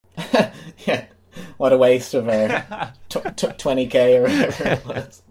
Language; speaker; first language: English; native; English